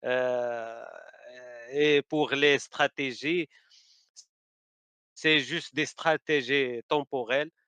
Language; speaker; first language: French; non-native, local second language; Arabic